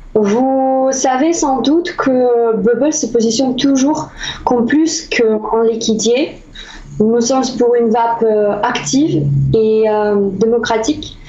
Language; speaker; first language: French; non-native, fluent; Russian